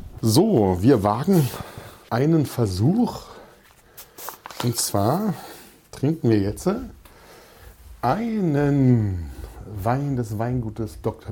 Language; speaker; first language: German; native; German